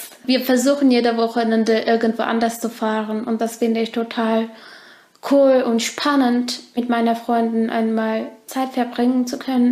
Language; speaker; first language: German; non-native, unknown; Turkish